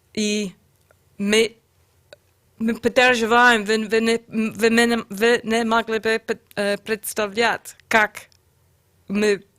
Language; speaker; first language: Russian; non-native, learner; English